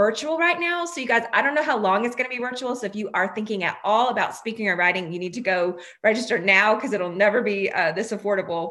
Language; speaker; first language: English; native; English